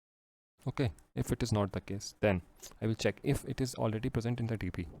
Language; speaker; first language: English; non-native, local second language; Hindi